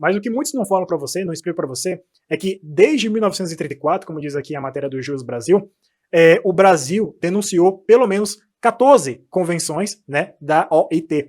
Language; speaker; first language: Portuguese; native; Portuguese